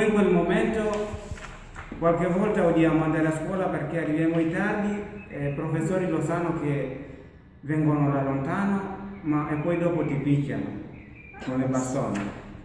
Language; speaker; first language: Italian; non-native, learner; Masai